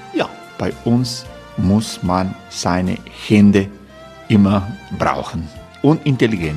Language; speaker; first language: German; non-native, learner; Croatian